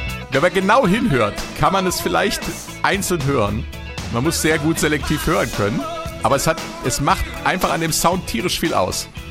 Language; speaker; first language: German; native; German